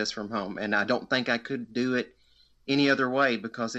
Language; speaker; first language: English; native; English